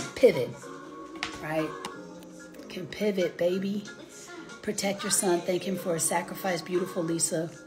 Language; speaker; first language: English; native; English